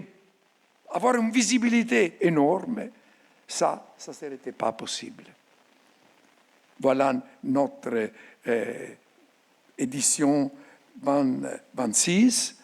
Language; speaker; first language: French; non-native, fluent; Italian